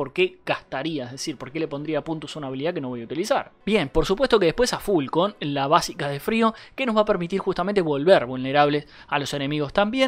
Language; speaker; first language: Spanish; native; Spanish